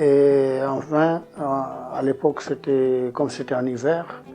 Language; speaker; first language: French; non-native, fluent; Portuguese